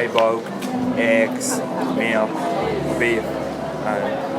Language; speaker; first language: English; non-native, learner; Spanish